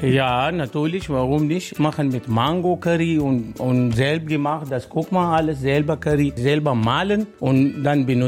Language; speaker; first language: German; non-native, learner; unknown